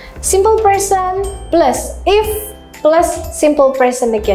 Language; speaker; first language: English; non-native, learner; Indonesian